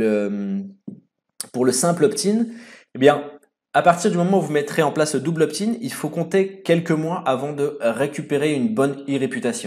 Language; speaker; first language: French; native; French